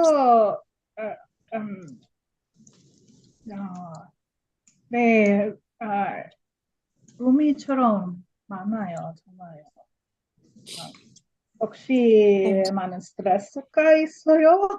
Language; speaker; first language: Korean; non-native, learner; English